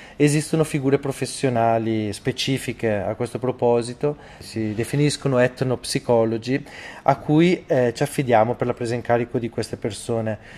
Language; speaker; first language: Italian; native; Italian